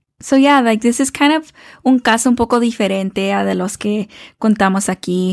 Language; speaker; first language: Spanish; early bilingual, heritage; Spanish